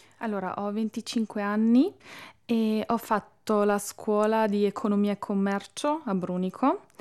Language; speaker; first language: Italian; non-native, local second language; Ladin